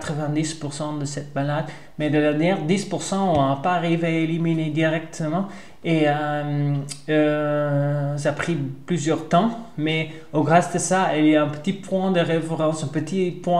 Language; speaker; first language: French; non-native, learner; Dutch